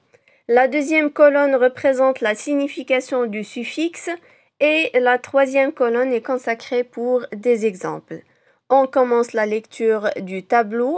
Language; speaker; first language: French; non-native, local second language; Arabic